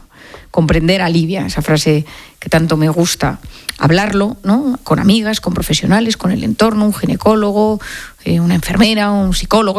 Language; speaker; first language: Spanish; native; Spanish